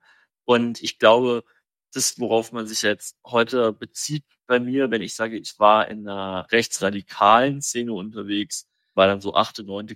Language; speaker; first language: German; native; German